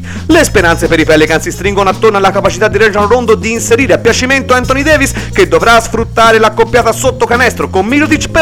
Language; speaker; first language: Italian; native; Italian